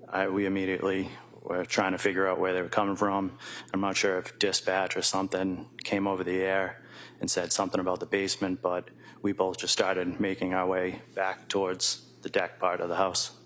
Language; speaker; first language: English; native; English